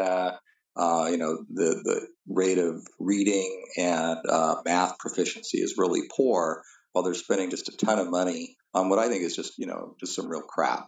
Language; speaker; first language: English; native; English